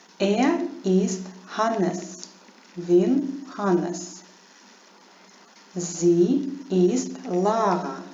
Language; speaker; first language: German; non-native, fluent; Ukrainian